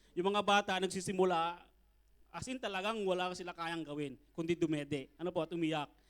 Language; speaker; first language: Filipino; native; Filipino